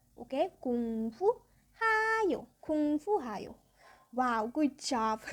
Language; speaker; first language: Hindi; native; Hindi